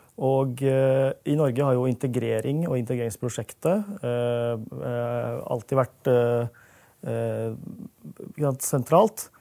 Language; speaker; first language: Norwegian; early bilingual, other home language; Urdu